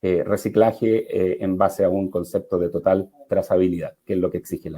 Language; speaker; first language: Spanish; native; Spanish